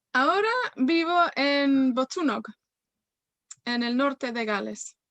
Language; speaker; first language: Spanish; non-native, fluent; Welsh